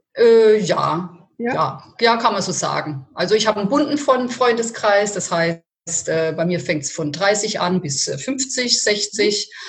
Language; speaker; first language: German; early bilingual, other home language; Italian